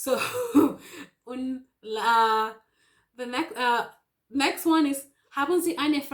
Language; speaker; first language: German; non-native, learner; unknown